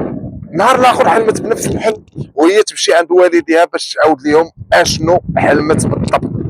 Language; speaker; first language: Arabic; native; Arabic